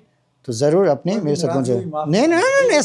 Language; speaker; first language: Hindi; non-native, fluent; Bangla